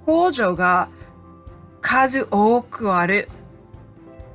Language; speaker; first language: Japanese; non-native, fluent; English